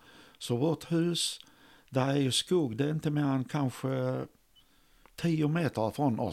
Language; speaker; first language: Swedish; non-native, fluent; Arabic